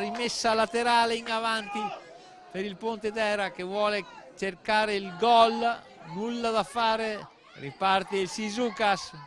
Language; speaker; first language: Italian; native; Italian